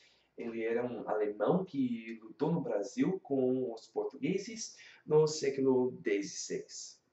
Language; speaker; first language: Portuguese; non-native, learner; English